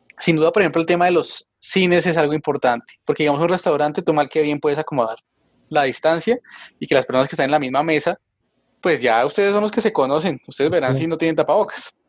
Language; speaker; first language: Spanish; native; Spanish